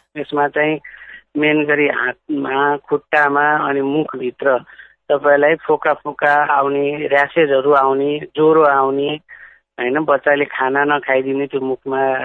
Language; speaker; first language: Nepali; non-native, local second language; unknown